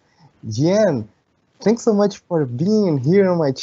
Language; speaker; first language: English; non-native, learner; Portuguese